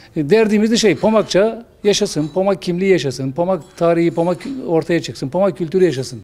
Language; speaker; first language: Turkish; non-native, local second language; Bulgarian